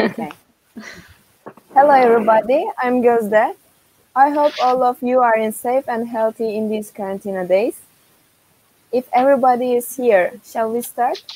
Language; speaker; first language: English; non-native, fluent; Turkish